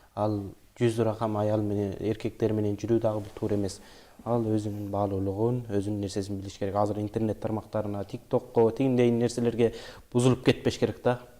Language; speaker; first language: Kyrgyz; early bilingual, heritage; Kyrgyz